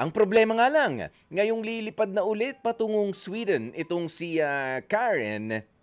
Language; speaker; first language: Filipino; native; Filipino